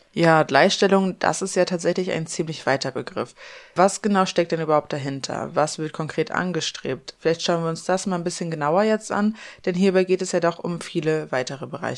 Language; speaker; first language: German; native; German